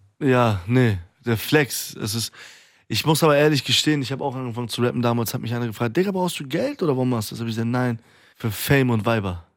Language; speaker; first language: German; early bilingual, other home language; Persian